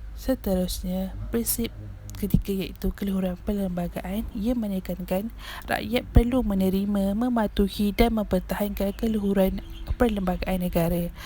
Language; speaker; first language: Malay; native; Malay